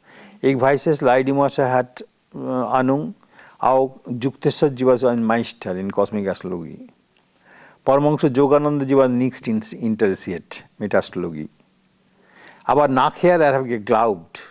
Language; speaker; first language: German; non-native, learner; Bangla